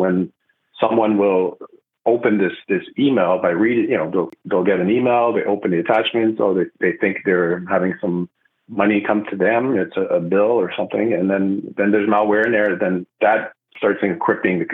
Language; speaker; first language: English; non-native, fluent; French